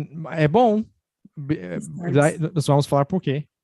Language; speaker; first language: Portuguese; non-native, fluent; English